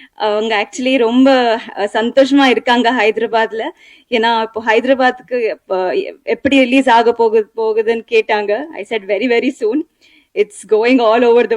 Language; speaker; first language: Tamil; non-native, learner; Telugu